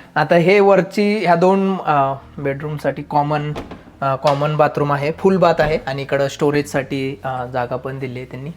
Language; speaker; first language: Marathi; native; Marathi